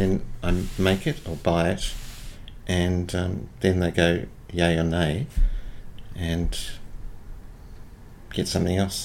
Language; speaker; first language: English; native; English